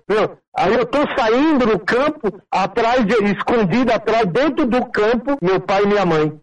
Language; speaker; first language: Portuguese; native; Portuguese